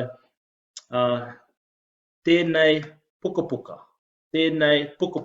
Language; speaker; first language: Māori; non-native, local second language; English